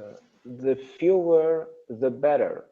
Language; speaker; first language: English; non-native, learner; Persian